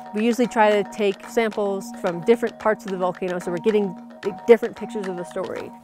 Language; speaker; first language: English; native; English